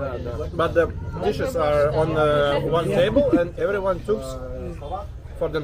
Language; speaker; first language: English; non-native, learner; Russian